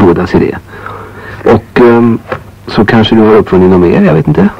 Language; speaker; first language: Swedish; native; Swedish